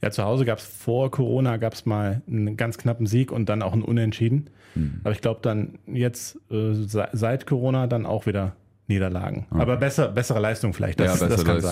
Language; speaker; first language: German; native; German